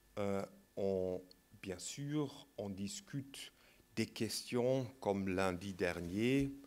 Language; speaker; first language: French; non-native, fluent; German